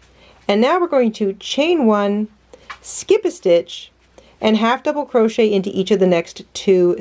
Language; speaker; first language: English; native; English